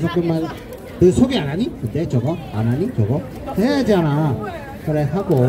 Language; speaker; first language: Korean; native; Korean